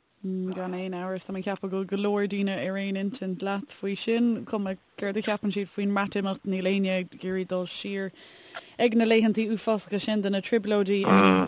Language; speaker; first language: Irish; native; Irish